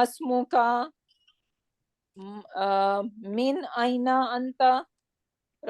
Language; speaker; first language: Arabic; non-native, fluent; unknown